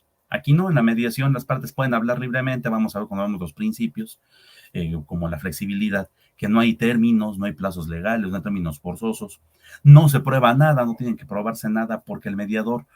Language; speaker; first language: Spanish; native; Spanish